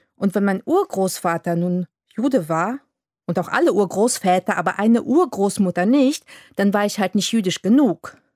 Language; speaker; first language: German; early bilingual, other home language; Polish